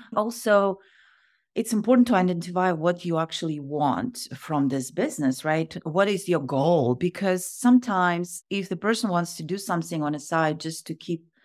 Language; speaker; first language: English; non-native, fluent; Russian